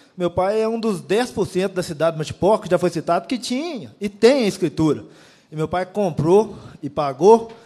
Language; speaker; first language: Portuguese; native; Portuguese